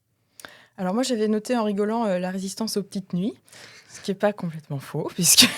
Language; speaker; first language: French; native; French